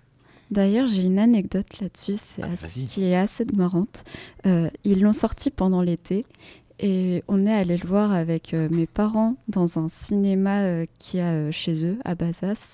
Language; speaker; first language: French; native; French